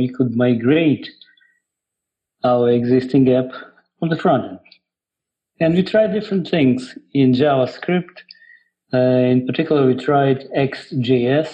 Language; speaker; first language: English; non-native, fluent; Ukrainian